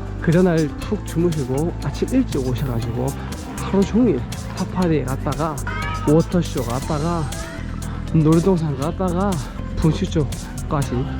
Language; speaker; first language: Korean; native; Korean